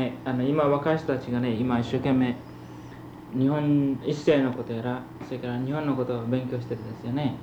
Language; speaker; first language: Japanese; early bilingual, heritage; Japanese